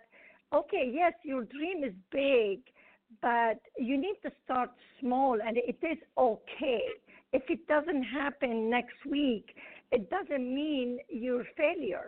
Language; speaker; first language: English; non-native, fluent; Arabic